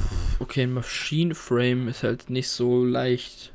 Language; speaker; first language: German; native; German